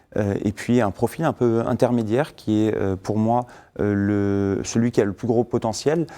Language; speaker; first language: French; early bilingual, other home language; Syriac